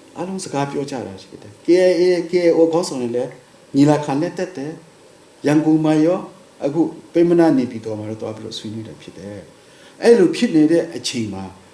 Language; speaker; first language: Burmese; non-native, local second language; Kachin